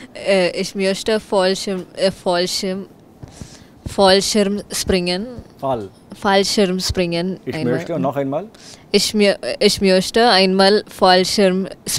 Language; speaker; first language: German; non-native, learner; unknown